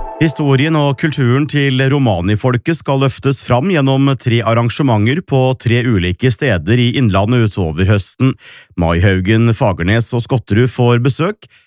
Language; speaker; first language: Norwegian; native; Norwegian